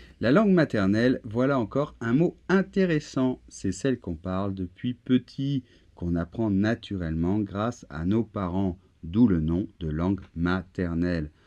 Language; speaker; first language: French; native; French